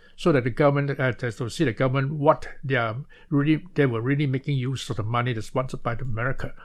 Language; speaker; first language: English; non-native, local second language; Cantonese